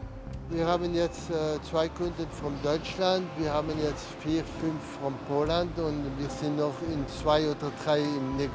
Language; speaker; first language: German; non-native, learner; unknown